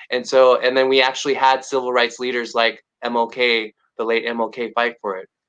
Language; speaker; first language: English; native; English